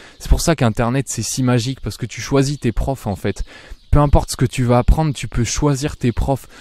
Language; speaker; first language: French; native; French